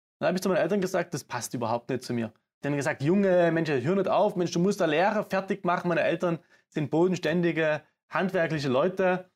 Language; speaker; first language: German; native; German